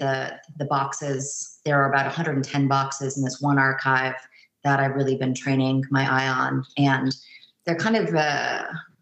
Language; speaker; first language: English; native; English